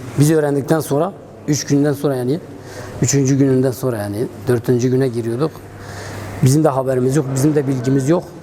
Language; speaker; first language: Turkish; non-native, local second language; Kurdish